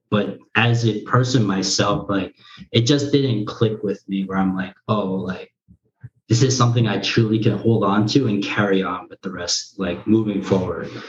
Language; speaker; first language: English; early bilingual, other home language; Korean